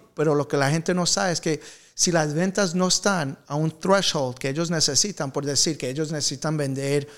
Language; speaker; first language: Spanish; early bilingual, heritage; Spanish